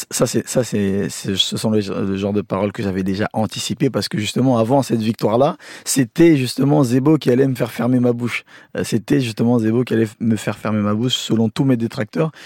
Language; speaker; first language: French; early bilingual, other home language; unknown